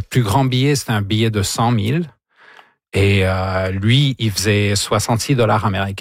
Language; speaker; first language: French; non-native, local second language; Arabic